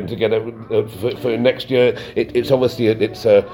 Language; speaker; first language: English; native; English